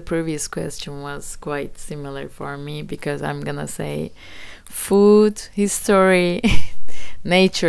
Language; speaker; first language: English; non-native, fluent; Turkish